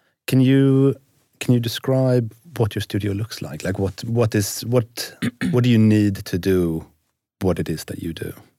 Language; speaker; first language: English; non-native, fluent; Swedish